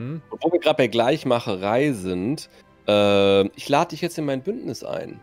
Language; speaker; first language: German; native; German